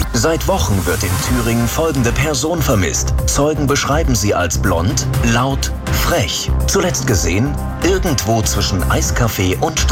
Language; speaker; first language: German; native; German